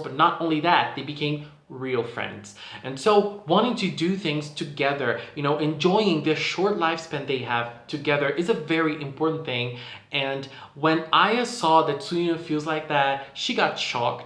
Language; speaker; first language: English; non-native, fluent; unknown